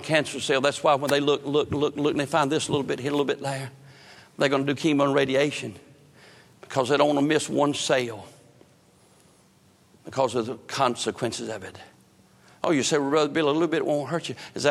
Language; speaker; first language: English; native; English